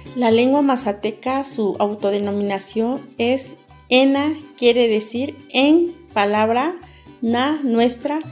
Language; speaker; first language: Spanish; non-native, local second language; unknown